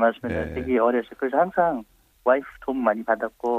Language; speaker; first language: Korean; non-native, fluent; Nepali